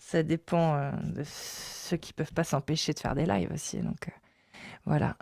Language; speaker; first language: French; native; French